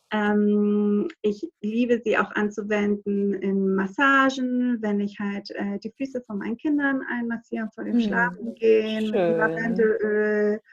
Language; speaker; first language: German; non-native, fluent; Greek